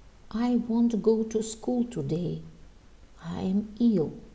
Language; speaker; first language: English; non-native, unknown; Russian